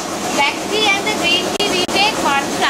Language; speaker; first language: English; non-native, local second language; Sinhala